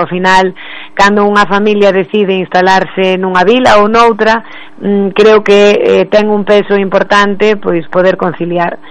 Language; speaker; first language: Galician; native; Galician